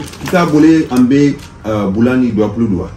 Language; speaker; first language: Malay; non-native, learner; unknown